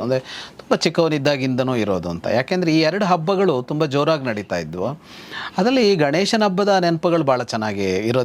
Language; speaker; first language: Kannada; native; Kannada